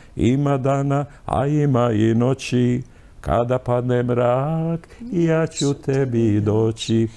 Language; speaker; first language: Croatian; native; Croatian